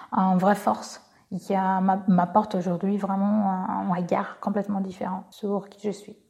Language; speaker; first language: French; non-native, fluent; Portuguese